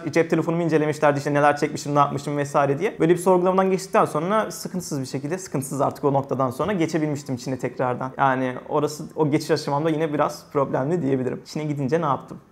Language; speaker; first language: Turkish; native; Turkish